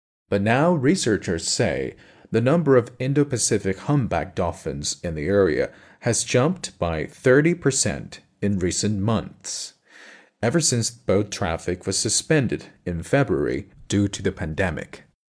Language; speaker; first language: English; non-native, fluent; Chinese